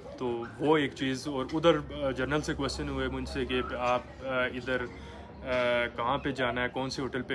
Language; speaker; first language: Urdu; non-native, local second language; Pahari-Potwari